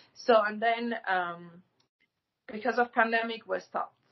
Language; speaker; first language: English; non-native, fluent; Armenian